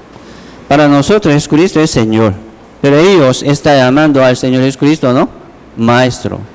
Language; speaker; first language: Spanish; non-native, learner; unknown